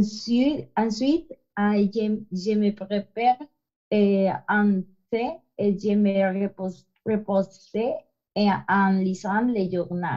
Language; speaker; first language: French; non-native, learner; Spanish